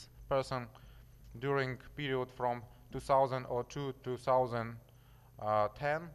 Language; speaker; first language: English; non-native, learner; Russian